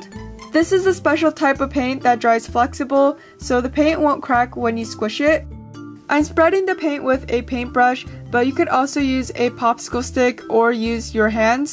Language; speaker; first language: English; native; English